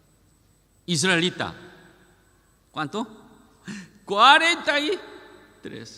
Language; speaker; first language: Spanish; non-native, learner; Korean